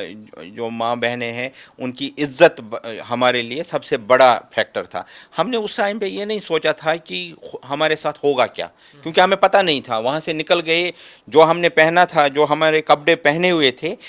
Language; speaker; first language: Hindi; native; Hindi